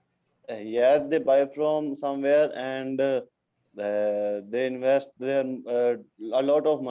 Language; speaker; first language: English; non-native, learner; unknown